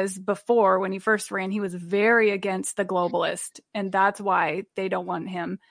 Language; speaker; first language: English; native; English